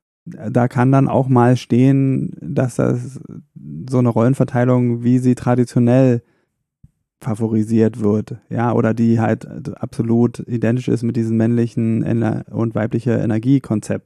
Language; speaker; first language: German; native; German